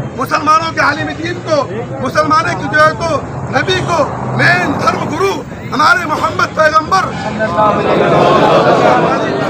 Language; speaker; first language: Urdu; native; Urdu